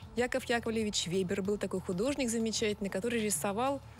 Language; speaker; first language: Russian; native; Russian